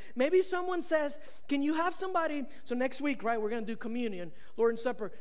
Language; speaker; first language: English; early bilingual, other home language; Spanish